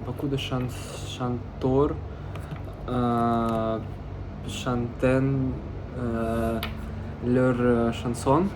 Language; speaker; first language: French; non-native, learner; Russian